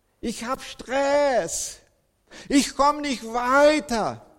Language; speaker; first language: German; non-native, fluent; Portuguese